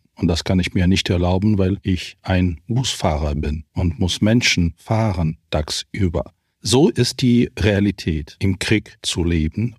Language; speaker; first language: German; non-native, fluent; Ukrainian